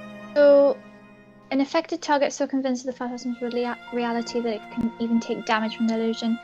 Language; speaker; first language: English; native; English